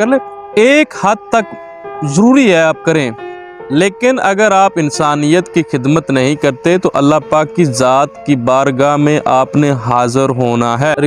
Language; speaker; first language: Urdu; non-native, local second language; Punjabi